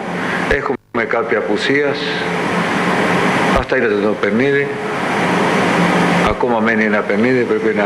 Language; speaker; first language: Greek; non-native, fluent; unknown